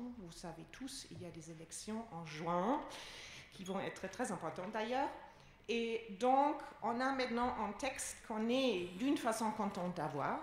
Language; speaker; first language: French; non-native, fluent; German